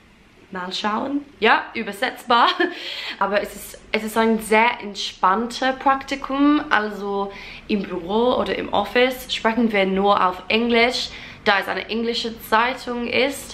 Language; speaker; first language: German; non-native, fluent; English